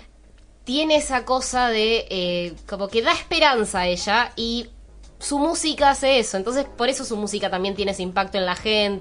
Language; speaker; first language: Spanish; native; Spanish